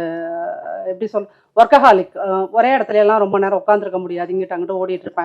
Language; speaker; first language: Tamil; native; Tamil